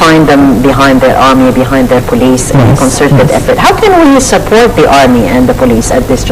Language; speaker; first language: English; non-native, fluent; Arabic